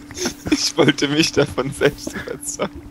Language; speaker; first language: German; native; German